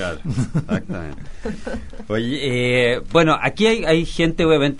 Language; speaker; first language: Spanish; native; Spanish